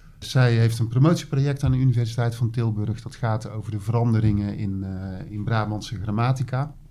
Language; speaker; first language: Dutch; native; Dutch